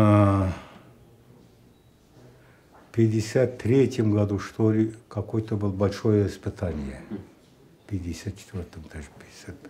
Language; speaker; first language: Russian; native; Russian